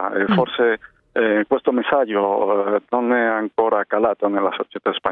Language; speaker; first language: Italian; non-native, fluent; Spanish